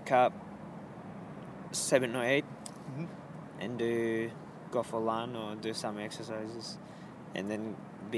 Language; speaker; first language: English; non-native, fluent; Japanese